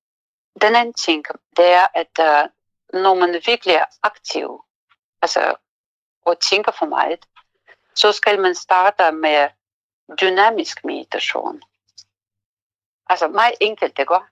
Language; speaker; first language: Danish; non-native, fluent; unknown